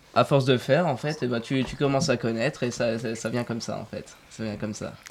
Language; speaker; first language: French; native; French